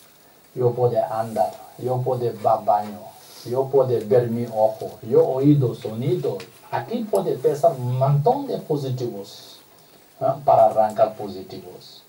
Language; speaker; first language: Spanish; non-native, learner; Tibetan